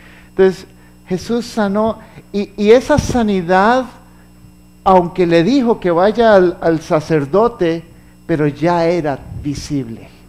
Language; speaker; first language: Spanish; native; Spanish